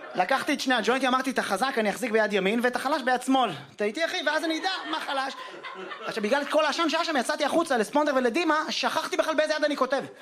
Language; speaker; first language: Hebrew; native; Hebrew